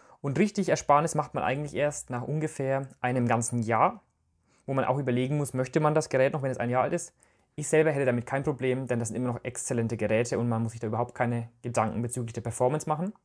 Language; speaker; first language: German; native; German